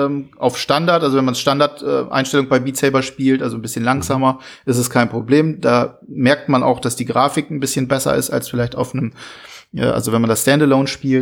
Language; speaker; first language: German; native; German